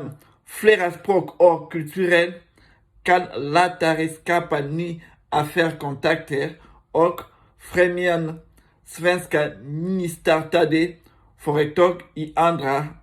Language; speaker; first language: Swedish; non-native, learner; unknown